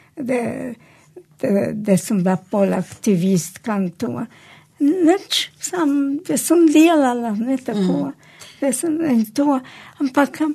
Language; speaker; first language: Slovenian; native; Slovenian